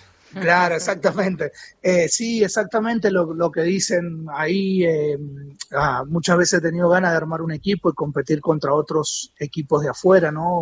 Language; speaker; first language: Spanish; native; Spanish